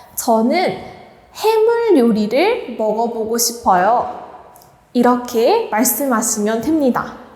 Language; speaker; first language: Korean; native; Korean